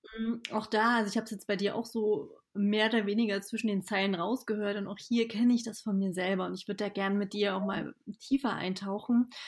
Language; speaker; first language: German; native; German